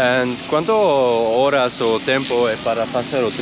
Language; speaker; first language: Portuguese; non-native, learner; German